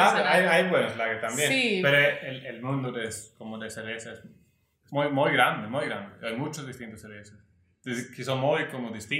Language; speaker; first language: Spanish; non-native, learner; Swedish